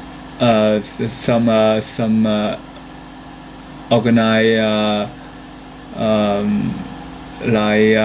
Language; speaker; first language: English; non-native, learner; Vietnamese